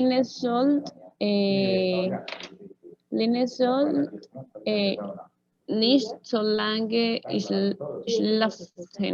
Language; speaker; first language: German; non-native, learner; Spanish